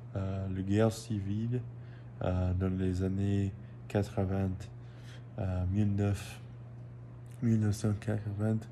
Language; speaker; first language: French; non-native, learner; English